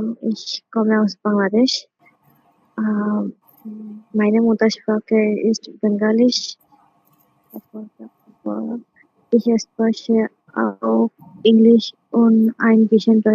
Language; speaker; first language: German; non-native, learner; Bangla